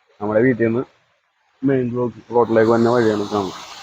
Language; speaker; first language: Malayalam; native; Malayalam